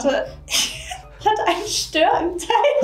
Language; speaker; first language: German; native; German